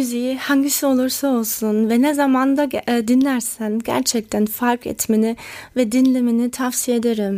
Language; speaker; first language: Turkish; early bilingual, heritage; Turkish